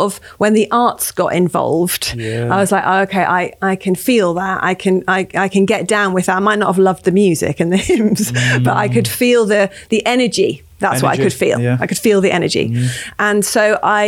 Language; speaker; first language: English; native; English